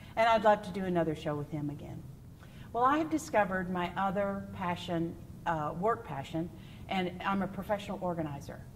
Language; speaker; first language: English; native; English